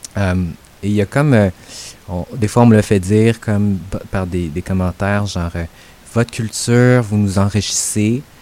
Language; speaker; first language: French; native; French